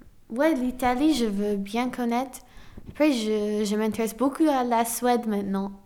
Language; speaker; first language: French; non-native, fluent; English